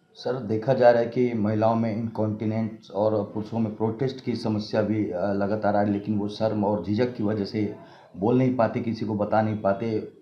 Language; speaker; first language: Hindi; native; Hindi